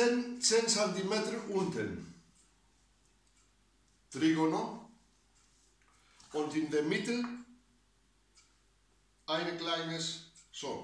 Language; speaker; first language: German; non-native, learner; Greek